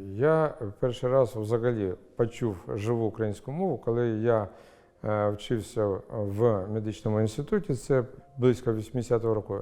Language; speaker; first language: Ukrainian; non-native, local second language; Russian